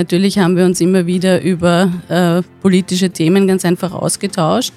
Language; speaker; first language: German; native; German